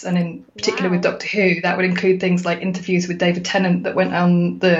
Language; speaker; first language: English; native; English